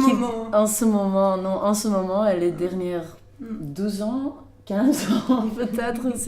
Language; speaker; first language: French; non-native, local second language; Dutch